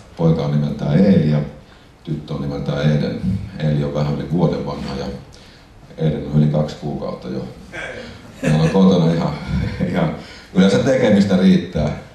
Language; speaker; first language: Finnish; native; Finnish